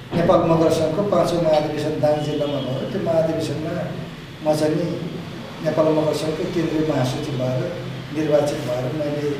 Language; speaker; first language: Nepali; non-native, local second language; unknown